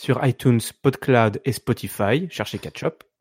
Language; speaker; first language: French; native; French